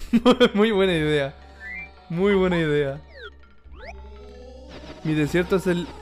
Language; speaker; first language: Spanish; native; Spanish